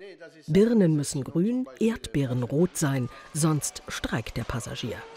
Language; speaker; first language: German; native; German